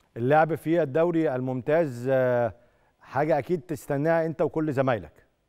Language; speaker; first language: Arabic; native; Arabic